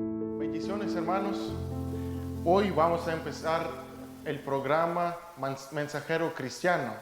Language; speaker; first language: Spanish; non-native, fluent; Russian